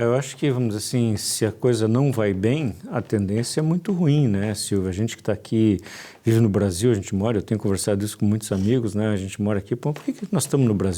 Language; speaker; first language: Portuguese; native; Portuguese